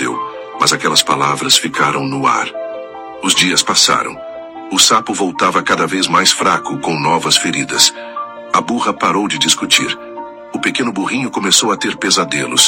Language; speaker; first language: Portuguese; native; Portuguese